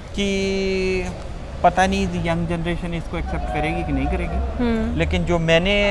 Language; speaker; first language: Hindi; native; Hindi